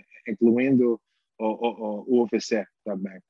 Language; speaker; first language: Portuguese; non-native, learner; English